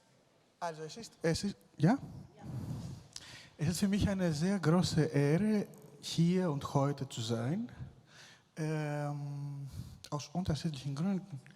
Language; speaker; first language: German; non-native, fluent; Greek